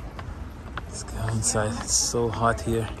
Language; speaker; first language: English; non-native, fluent; Persian